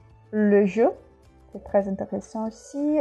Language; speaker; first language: French; non-native, fluent; Portuguese